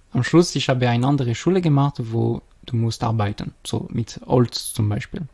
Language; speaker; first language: German; non-native, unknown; French